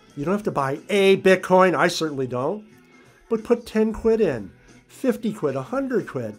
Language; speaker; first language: English; native; English